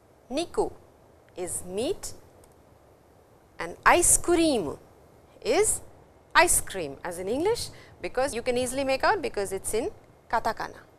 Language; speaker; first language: English; non-native, local second language; Hindi